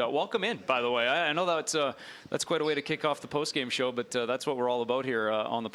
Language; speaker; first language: English; native; English